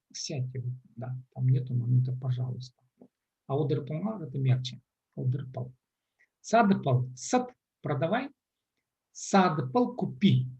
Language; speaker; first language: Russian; non-native, local second language; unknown